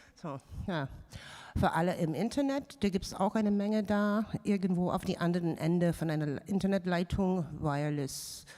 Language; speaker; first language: German; non-native, learner; English